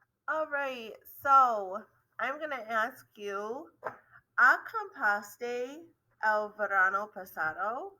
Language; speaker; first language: Spanish; non-native, learner; English